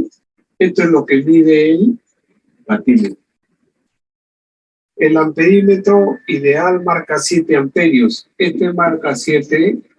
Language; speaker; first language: Spanish; native; Spanish